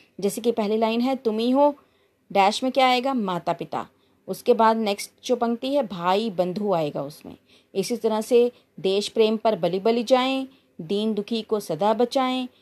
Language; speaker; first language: Hindi; non-native, local second language; Punjabi